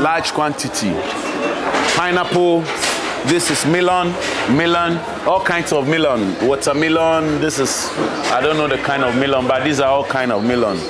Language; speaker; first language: English; non-native, local second language; Akan